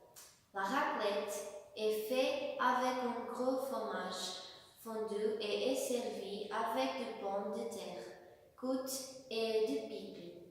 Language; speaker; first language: French; non-native, learner; Portuguese